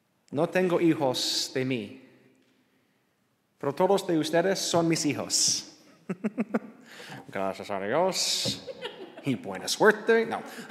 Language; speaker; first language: Spanish; non-native, learner; English